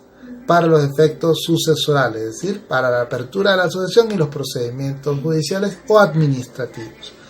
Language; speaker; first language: Spanish; native; Spanish